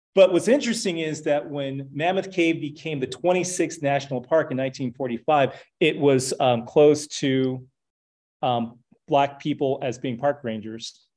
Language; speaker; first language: English; native; English